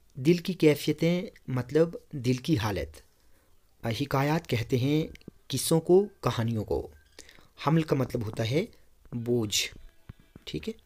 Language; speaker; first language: Urdu; non-native, local second language; Kashmiri